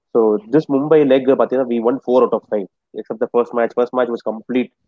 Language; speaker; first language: English; non-native, local second language; Tamil